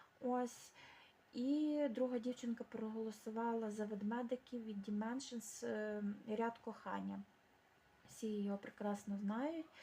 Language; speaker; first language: Ukrainian; native; Ukrainian